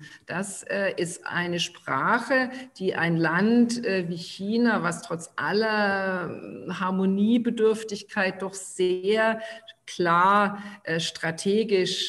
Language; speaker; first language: German; native; German